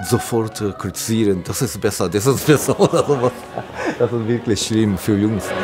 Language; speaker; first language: German; non-native, fluent; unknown